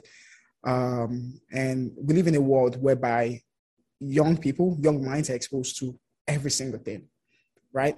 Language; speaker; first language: English; non-native, local second language; Yoruba